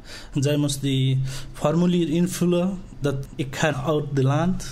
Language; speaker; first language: Dutch; non-native, learner; Nepali